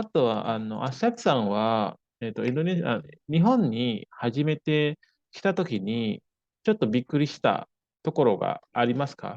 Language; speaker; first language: Japanese; non-native, fluent; Indonesian